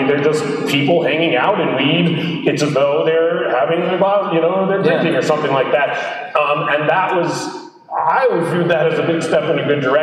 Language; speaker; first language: English; native; English